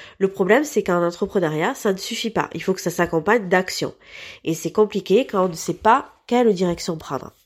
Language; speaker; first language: French; native; French